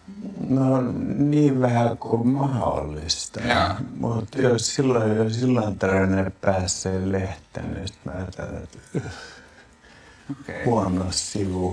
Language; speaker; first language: Finnish; non-native, local second language; Swedish